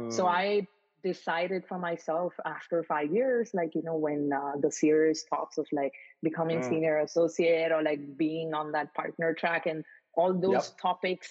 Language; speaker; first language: English; non-native, local second language; Marathi